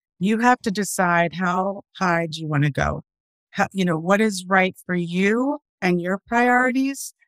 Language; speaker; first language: English; early bilingual, other home language; Spanish